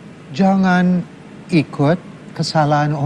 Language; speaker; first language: Indonesian; non-native, learner; English